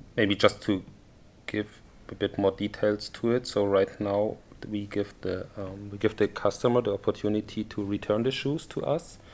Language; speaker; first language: English; non-native, fluent; German